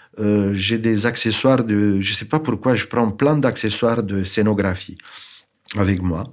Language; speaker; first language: French; non-native, fluent; Romanian